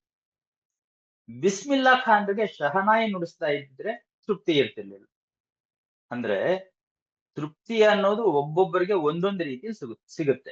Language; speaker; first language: Kannada; native; Kannada